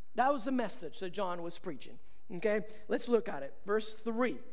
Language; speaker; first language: English; early bilingual, other home language; Spanish